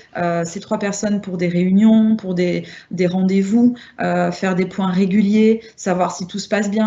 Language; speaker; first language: French; native; French